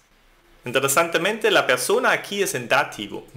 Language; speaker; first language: Spanish; non-native, fluent; German